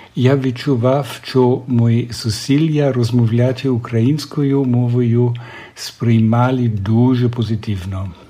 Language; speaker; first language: Ukrainian; non-native, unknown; German